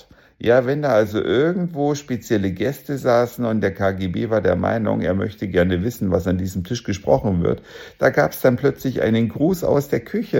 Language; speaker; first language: German; native; German